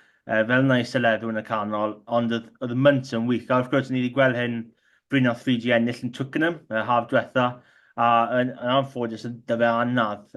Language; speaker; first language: Welsh; non-native, local second language; English